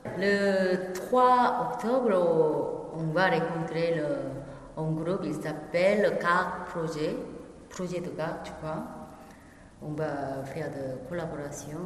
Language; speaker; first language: French; non-native, learner; Korean